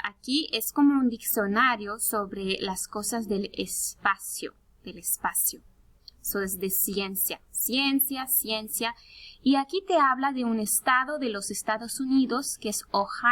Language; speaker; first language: Spanish; early bilingual, heritage; Spanish